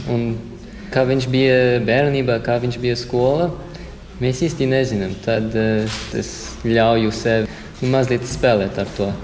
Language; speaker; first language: Latvian; non-native, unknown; English